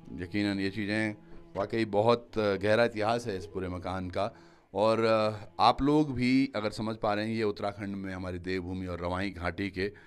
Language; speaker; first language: Hindi; native; Hindi